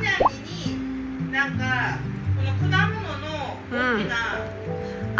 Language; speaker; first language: Japanese; non-native, fluent; Korean